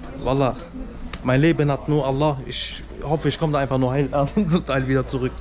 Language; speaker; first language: German; early bilingual, other home language; Turkish